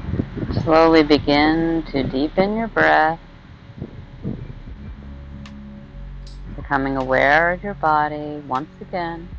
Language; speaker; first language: English; native; English